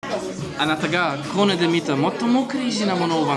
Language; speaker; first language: Japanese; non-native, learner; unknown